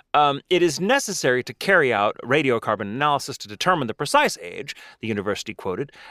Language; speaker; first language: English; native; English